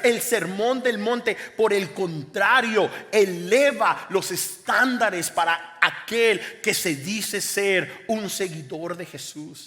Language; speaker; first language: Spanish; native; Spanish